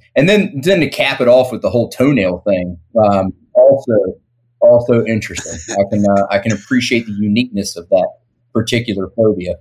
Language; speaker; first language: English; native; English